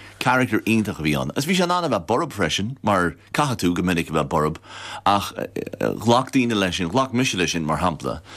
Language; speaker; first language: Irish; native; Irish